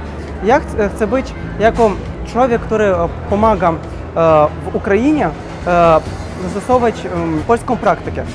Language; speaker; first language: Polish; non-native, learner; Ukrainian